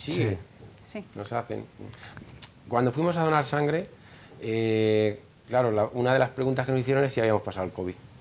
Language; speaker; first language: Spanish; native; Spanish